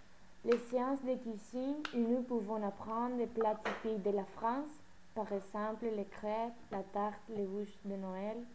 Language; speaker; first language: French; non-native, learner; Spanish